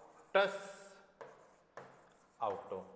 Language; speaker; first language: German; non-native, fluent; Hindi